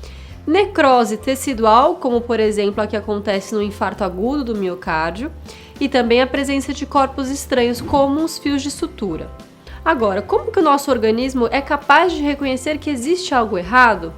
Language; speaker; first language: Portuguese; native; Portuguese